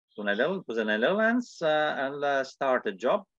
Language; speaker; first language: English; non-native, fluent; Latvian